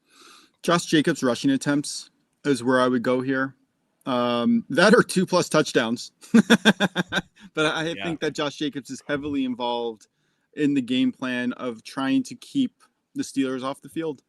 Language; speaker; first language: English; native; English